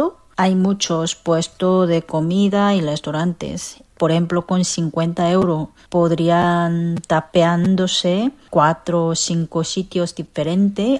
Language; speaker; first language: Spanish; non-native, learner; Korean